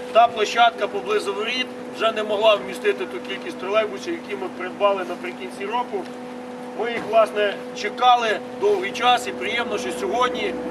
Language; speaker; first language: Ukrainian; native; Ukrainian